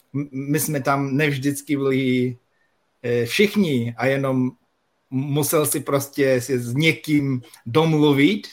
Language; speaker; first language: Czech; non-native, fluent; Polish